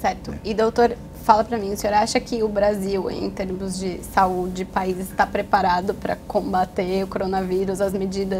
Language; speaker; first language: Portuguese; native; Portuguese